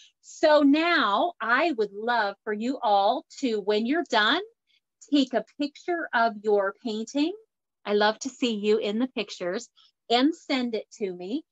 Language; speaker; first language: English; native; English